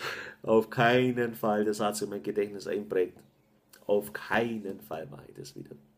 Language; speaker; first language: German; native; German